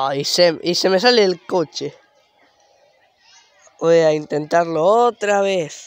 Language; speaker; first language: Spanish; native; Spanish